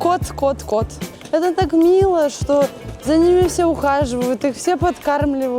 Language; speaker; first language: Russian; native; Russian